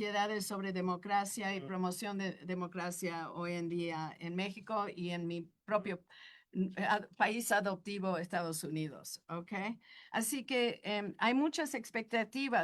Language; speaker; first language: Spanish; non-native, fluent; English